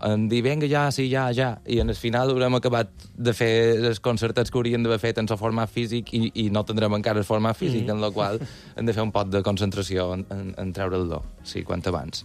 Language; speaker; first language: Catalan; native; Catalan